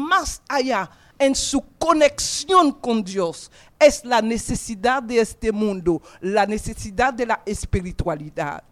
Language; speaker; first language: Spanish; non-native, fluent; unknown